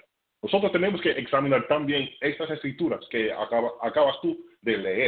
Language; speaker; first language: Spanish; non-native, fluent; English